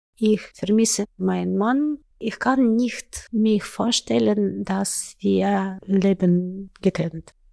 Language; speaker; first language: German; non-native, learner; Ukrainian